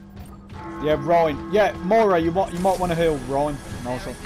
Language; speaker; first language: English; native; English